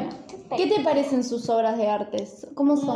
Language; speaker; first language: Spanish; native; Spanish